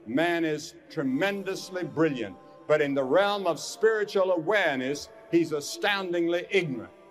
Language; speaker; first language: English; native; English